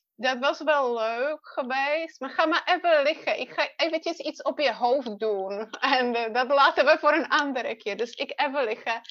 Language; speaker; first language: Dutch; non-native, fluent; Czech